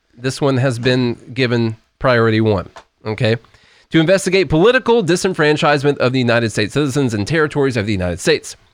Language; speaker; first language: English; native; English